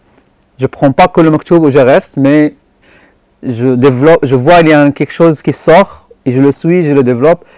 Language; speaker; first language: French; non-native, local second language; Arabic